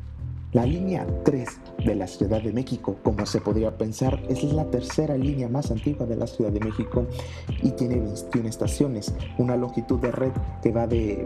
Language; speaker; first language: Spanish; native; Spanish